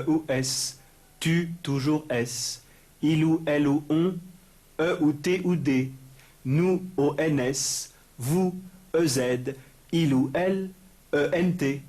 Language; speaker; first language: French; native; French